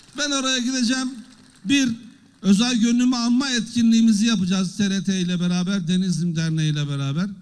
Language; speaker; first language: Turkish; native; Turkish